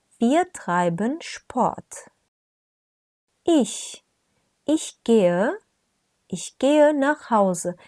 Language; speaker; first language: German; non-native, fluent; Turkish